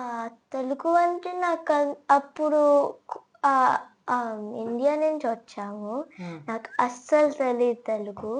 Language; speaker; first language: Telugu; early bilingual, heritage; Telugu